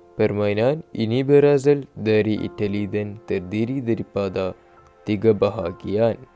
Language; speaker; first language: Malay; non-native, learner; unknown